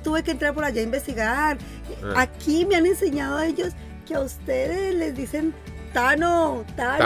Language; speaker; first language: Spanish; native; Spanish